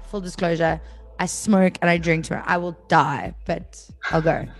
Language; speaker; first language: English; native; English